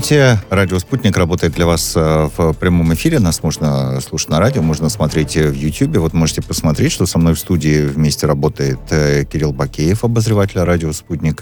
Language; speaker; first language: Russian; native; Russian